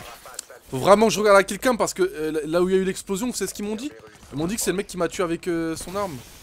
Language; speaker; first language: French; native; French